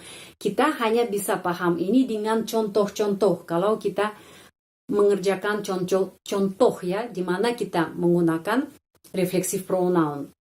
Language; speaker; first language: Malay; non-native, fluent; Russian